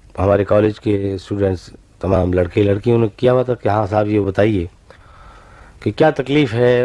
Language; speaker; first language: Urdu; native; Urdu